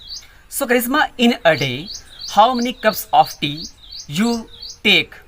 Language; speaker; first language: English; non-native, learner; Hindi